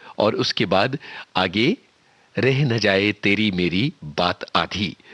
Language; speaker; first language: Hindi; native; Hindi